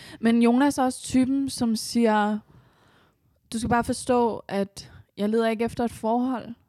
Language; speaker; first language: Danish; native; Danish